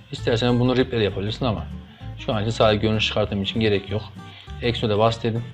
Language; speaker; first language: Turkish; native; Turkish